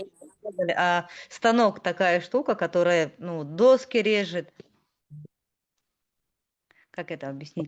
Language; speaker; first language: Russian; native; Russian